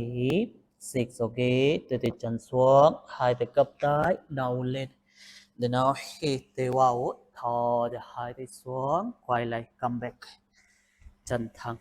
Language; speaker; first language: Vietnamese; non-native, learner; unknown